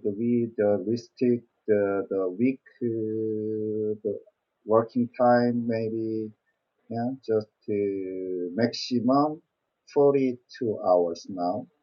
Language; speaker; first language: English; non-native, learner; Korean